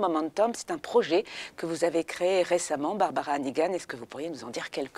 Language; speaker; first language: French; native; French